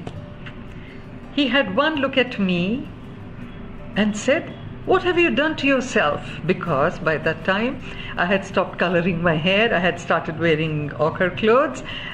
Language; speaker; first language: English; non-native, local second language; Kannada